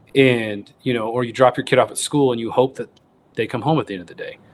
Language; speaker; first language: English; native; English